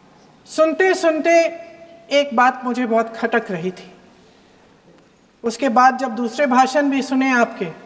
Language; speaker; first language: Hindi; native; Hindi